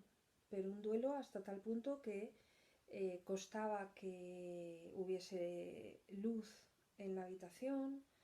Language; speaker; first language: Spanish; native; Spanish